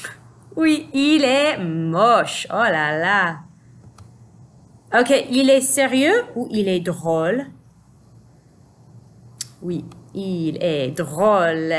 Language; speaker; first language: French; non-native, fluent; English